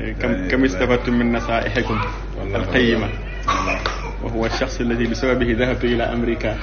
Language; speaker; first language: Arabic; non-native, local second language; Wolof